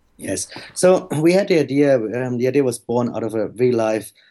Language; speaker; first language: English; non-native, fluent; German